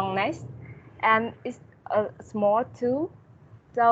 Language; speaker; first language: English; non-native, learner; Vietnamese